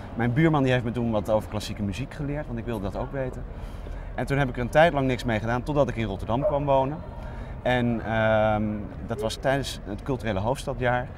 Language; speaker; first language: Dutch; native; Dutch